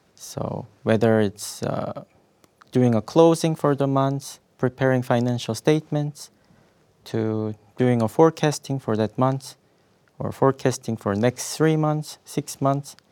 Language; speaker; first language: English; non-native, fluent; Korean